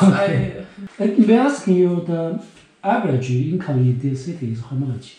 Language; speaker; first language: English; non-native, learner; Chinese